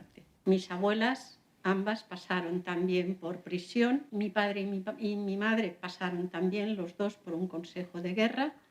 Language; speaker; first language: Spanish; native; Spanish